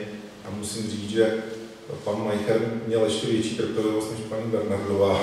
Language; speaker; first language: Czech; native; Czech